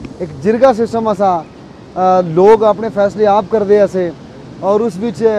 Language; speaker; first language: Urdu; non-native, local second language; Pahari-Potwari